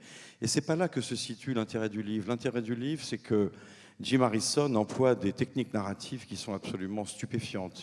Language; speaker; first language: French; native; French